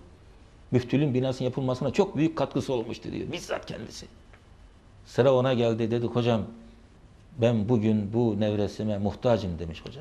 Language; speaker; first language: Turkish; native; Turkish